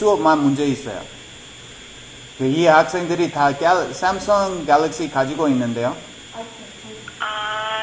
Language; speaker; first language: Korean; non-native, learner; English